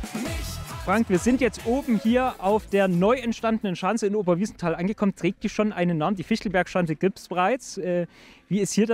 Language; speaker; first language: German; native; German